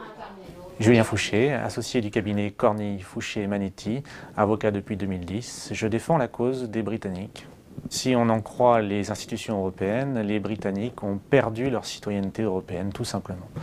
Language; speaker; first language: French; native; French